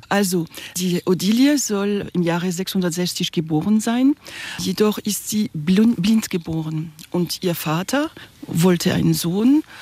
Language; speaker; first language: German; non-native, local second language; French